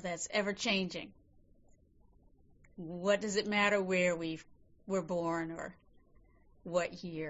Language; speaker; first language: English; native; English